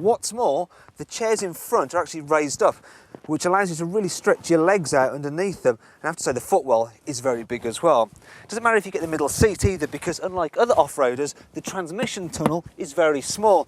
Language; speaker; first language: English; native; English